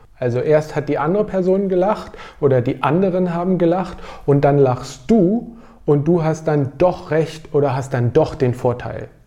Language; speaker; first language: German; native; German